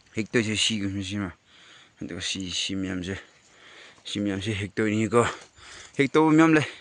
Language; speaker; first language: Manipuri; non-native, local second language; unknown